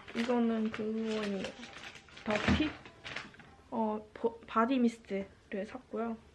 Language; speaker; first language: Korean; non-native, fluent; Japanese